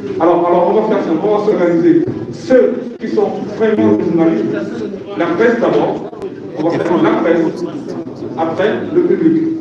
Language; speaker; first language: French; non-native, local second language; Lingala